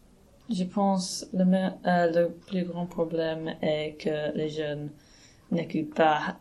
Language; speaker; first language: French; non-native, learner; English